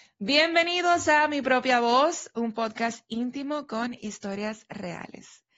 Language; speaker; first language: Spanish; native; Spanish